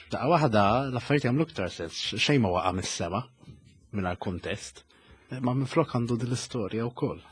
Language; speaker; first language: Maltese; native; Maltese